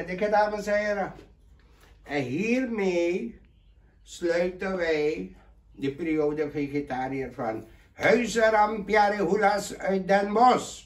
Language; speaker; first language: Dutch; non-native, local second language; Caribbean Hindustani